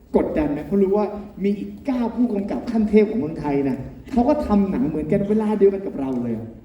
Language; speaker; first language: Thai; native; Thai